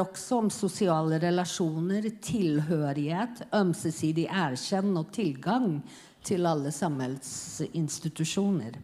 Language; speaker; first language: Swedish; non-native, fluent; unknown